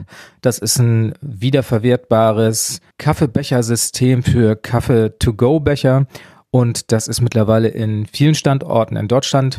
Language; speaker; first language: German; native; German